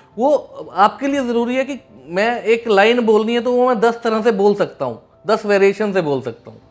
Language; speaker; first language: Hindi; native; Hindi